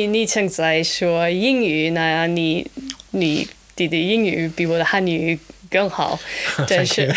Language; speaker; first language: Chinese; non-native, fluent; German